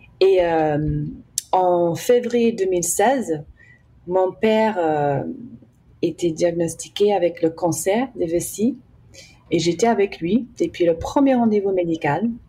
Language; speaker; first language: French; early bilingual, heritage; English